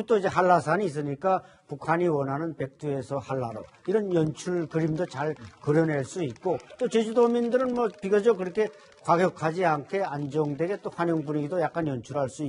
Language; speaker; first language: Korean; native; Korean